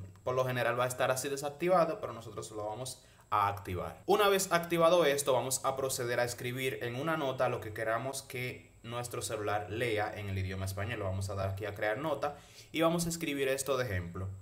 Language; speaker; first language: Spanish; native; Spanish